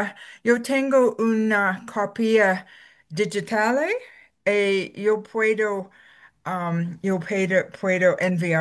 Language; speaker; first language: Spanish; non-native, learner; English